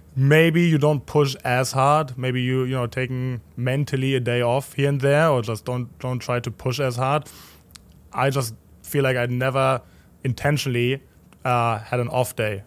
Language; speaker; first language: English; non-native, fluent; German